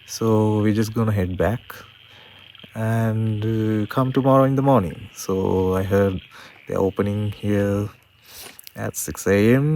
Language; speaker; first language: English; non-native, local second language; Sinhala